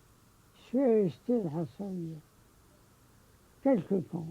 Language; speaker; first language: French; non-native, local second language; Arabic